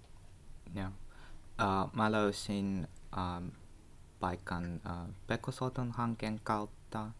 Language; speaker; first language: Finnish; non-native, learner; Russian